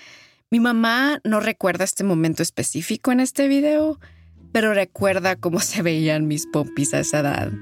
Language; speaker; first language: Spanish; early bilingual, heritage; Spanish